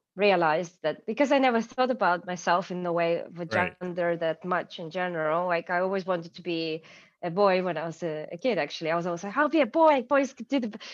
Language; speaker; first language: English; non-native, fluent; Ukrainian